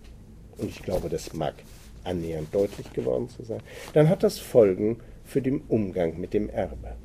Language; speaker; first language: German; native; German